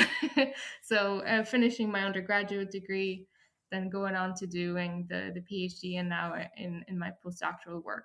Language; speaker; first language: English; early bilingual, other home language; Polish